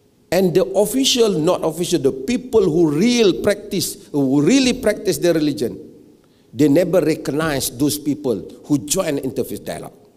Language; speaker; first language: English; non-native, local second language; Malay